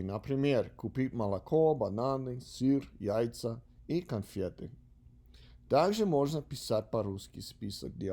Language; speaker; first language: Russian; non-native, learner; English